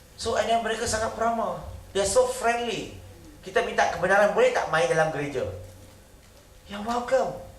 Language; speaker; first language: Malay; non-native, local second language; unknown